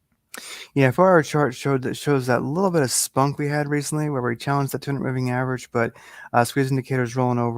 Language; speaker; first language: English; native; English